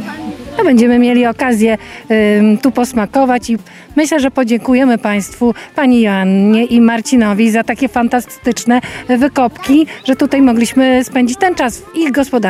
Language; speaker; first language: Polish; native; Polish